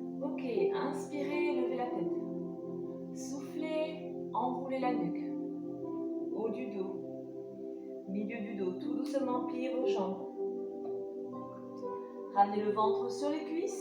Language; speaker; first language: French; native; French